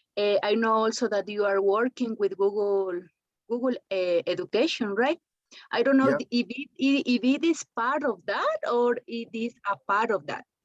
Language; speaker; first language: English; non-native, learner; Spanish